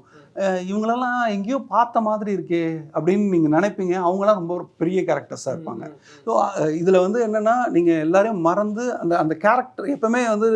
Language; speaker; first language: Tamil; native; Tamil